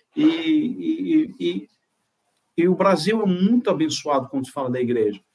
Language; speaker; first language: Portuguese; non-native, fluent; Arabic